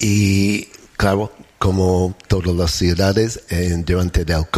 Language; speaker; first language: Spanish; non-native, learner; English